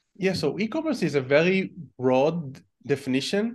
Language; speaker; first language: English; non-native, fluent; Hebrew